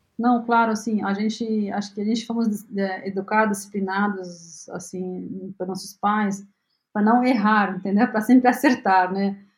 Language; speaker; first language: Portuguese; non-native, fluent; Arabic